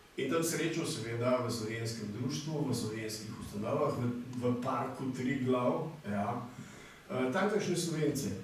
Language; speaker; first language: Slovenian; native; Slovenian